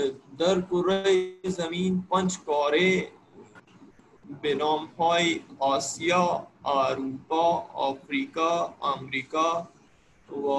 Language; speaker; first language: Persian; non-native, learner; Urdu